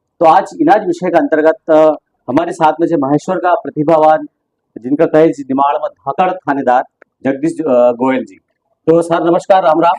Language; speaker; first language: Hindi; native; Hindi